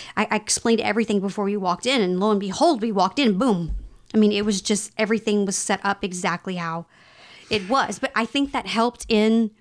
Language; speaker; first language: English; native; English